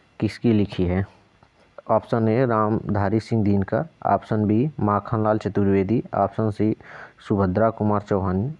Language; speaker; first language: Hindi; native; Hindi